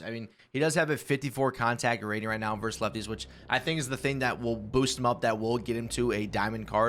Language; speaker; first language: English; native; English